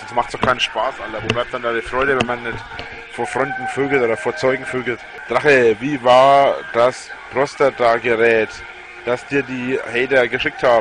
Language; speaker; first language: German; native; German